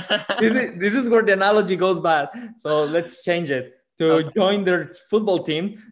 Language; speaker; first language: English; non-native, fluent; Spanish